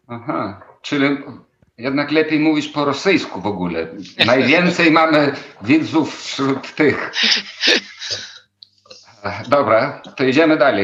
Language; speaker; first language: Polish; non-native, fluent; Ukrainian